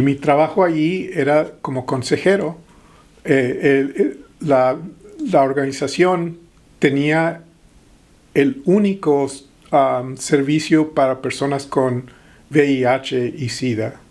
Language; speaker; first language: Spanish; early bilingual, heritage; Spanish